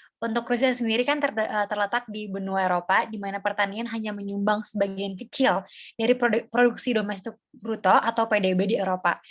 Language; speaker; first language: Indonesian; native; Indonesian